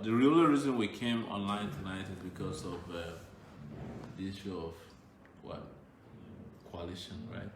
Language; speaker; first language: English; non-native, local second language; Yoruba